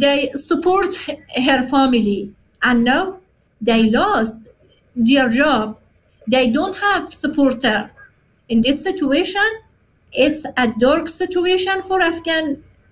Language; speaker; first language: English; non-native, learner; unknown